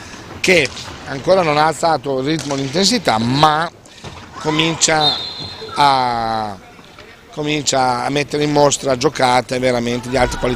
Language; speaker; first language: Italian; native; Italian